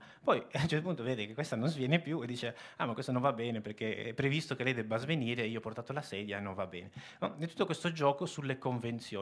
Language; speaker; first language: Italian; native; Italian